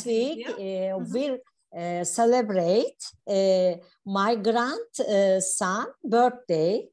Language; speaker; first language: English; non-native, learner; Turkish